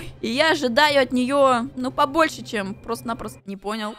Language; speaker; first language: Russian; native; Russian